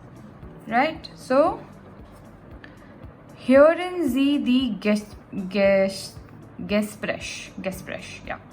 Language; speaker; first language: German; non-native, fluent; Gujarati